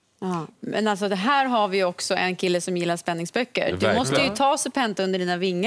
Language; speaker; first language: Swedish; native; Swedish